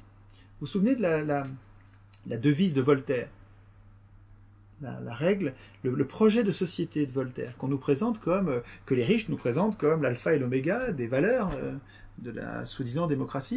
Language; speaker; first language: French; native; French